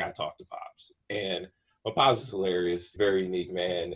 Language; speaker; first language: English; native; English